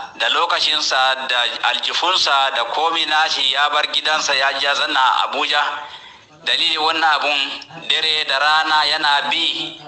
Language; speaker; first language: Hausa; non-native, local second language; Fula